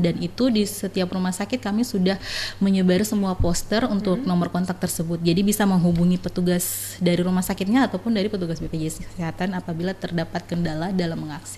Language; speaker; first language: Indonesian; native; Indonesian